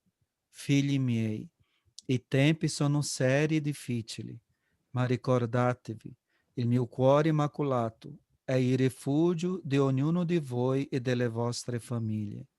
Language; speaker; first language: Italian; non-native, fluent; Portuguese